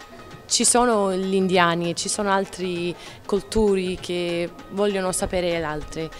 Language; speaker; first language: Italian; non-native, learner; English